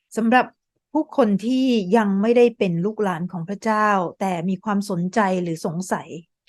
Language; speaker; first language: Thai; native; Thai